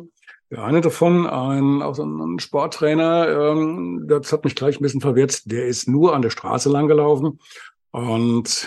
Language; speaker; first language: German; native; German